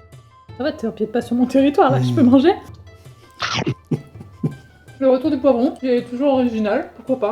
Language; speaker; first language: French; native; French